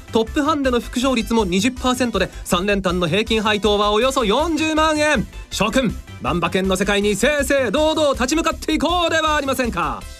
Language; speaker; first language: Japanese; native; Japanese